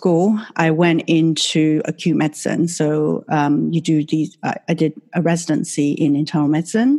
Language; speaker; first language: English; non-native, fluent; Chinese